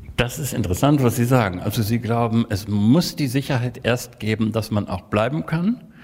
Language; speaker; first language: German; native; German